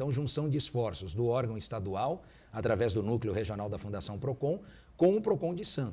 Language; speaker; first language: Portuguese; native; Portuguese